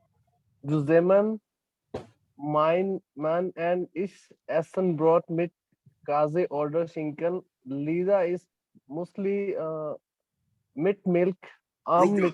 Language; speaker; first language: German; non-native, learner; Hindi